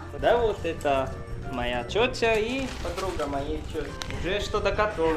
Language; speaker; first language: Russian; non-native, fluent; Chinese